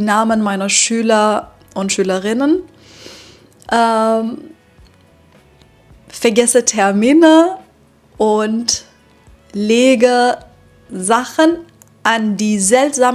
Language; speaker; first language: German; non-native, fluent; Persian